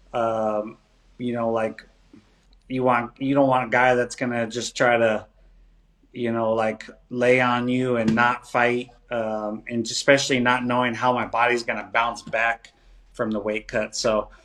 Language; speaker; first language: English; native; English